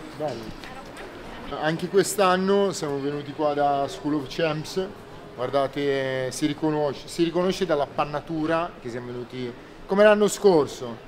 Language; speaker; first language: Italian; native; Italian